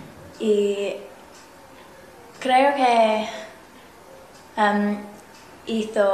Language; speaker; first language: Spanish; non-native, learner; English